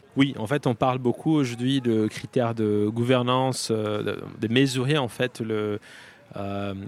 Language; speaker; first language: French; non-native, fluent; Portuguese